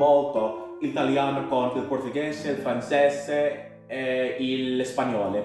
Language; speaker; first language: Italian; non-native, learner; English